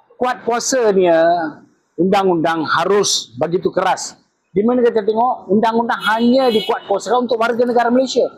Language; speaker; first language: Malay; non-native, local second language; Tamil